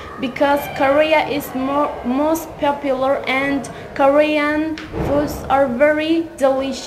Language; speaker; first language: English; non-native, learner; Uzbek